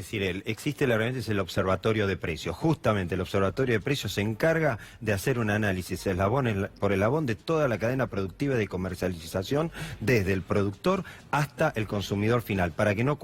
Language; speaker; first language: Spanish; native; Spanish